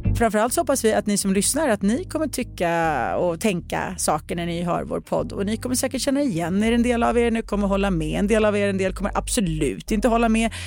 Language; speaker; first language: Swedish; early bilingual, other home language; Russian